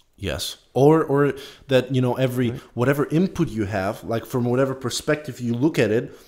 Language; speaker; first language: English; non-native, fluent; Polish